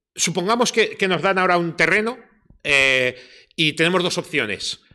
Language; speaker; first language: Spanish; native; Spanish